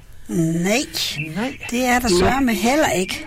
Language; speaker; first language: Danish; native; Danish